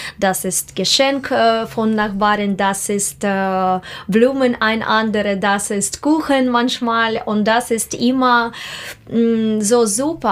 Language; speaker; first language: German; non-native, learner; Russian